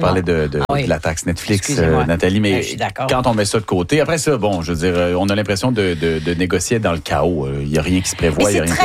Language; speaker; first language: French; native; French